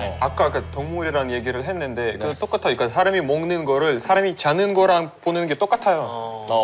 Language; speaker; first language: Korean; non-native, fluent; Russian